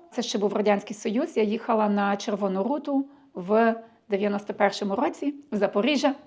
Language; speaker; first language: Ukrainian; early bilingual, heritage; Ukrainian